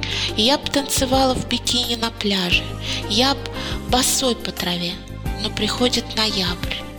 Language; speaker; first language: Russian; native; Russian